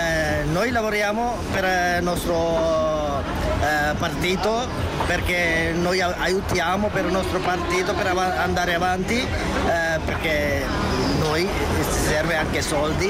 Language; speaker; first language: Italian; non-native, learner; Sinhala